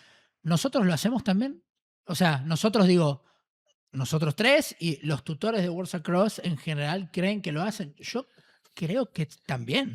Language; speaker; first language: Spanish; native; Spanish